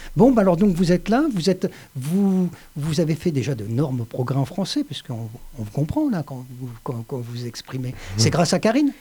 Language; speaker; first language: French; native; French